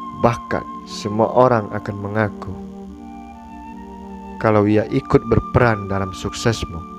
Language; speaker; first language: Indonesian; native; Indonesian